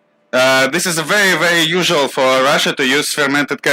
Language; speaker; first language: English; non-native, learner; Russian